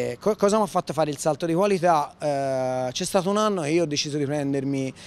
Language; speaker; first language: Italian; native; Italian